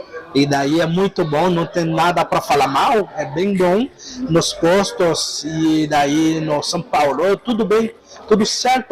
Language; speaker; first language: Portuguese; non-native, local second language; Haitian Creole